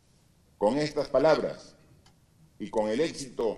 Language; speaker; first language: Spanish; native; Spanish